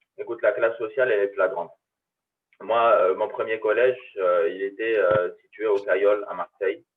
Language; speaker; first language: French; early bilingual, other home language; Arabic